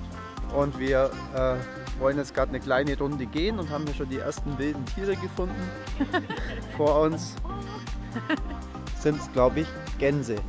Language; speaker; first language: German; native; German